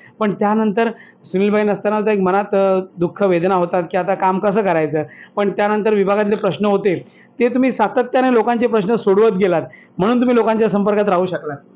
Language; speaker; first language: Marathi; native; Marathi